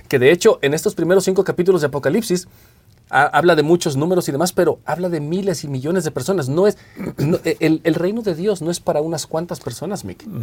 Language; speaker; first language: Spanish; native; Spanish